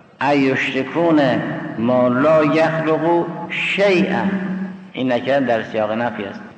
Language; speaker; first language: Persian; native; Persian